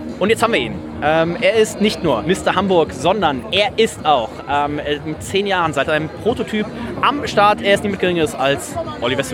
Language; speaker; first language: German; native; German